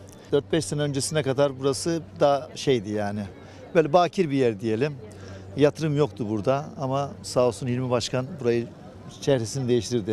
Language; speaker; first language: Turkish; native; Turkish